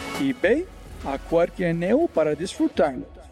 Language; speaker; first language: Spanish; non-native, fluent; English